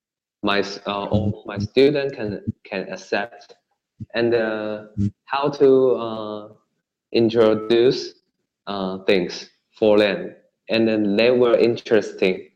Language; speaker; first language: English; non-native, learner; Chinese